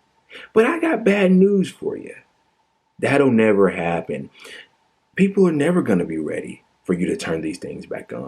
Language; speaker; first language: English; native; English